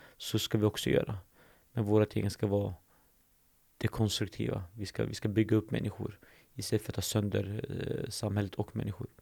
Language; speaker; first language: Swedish; early bilingual, other home language; Assyrian Neo-Aramaic